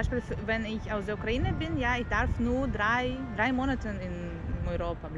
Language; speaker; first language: German; non-native, learner; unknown